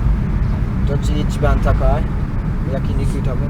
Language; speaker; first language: Japanese; non-native, learner; English